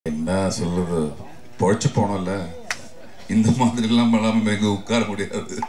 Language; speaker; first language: Tamil; non-native, learner; Malayalam